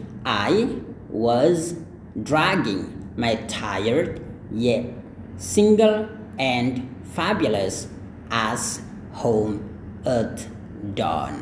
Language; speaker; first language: English; non-native, fluent; Indonesian